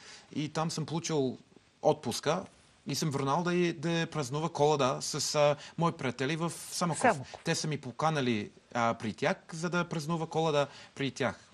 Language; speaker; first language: Bulgarian; non-native, learner; English